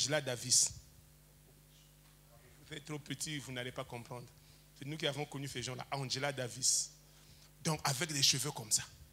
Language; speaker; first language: French; native; French